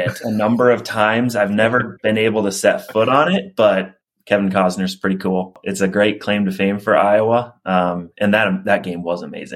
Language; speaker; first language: English; native; English